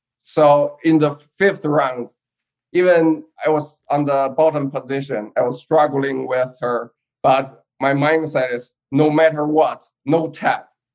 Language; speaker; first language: English; non-native, fluent; Chinese